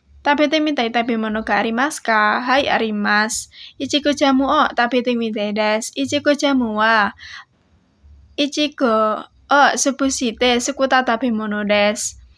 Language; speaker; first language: Japanese; non-native, learner; Indonesian